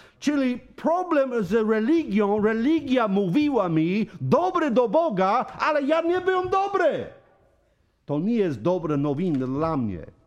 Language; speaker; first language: Polish; non-native, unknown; English